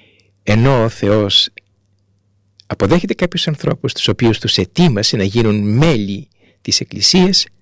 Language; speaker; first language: Greek; native; Greek